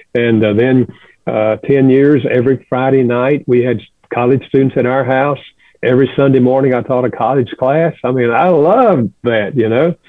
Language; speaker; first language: English; native; English